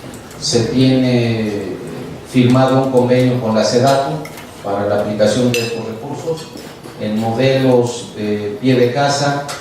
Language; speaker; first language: Spanish; native; Spanish